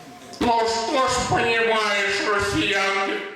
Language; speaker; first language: Russian; non-native, local second language; Bashkir